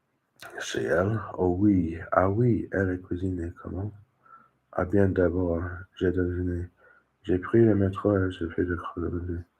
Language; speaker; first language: French; non-native, learner; English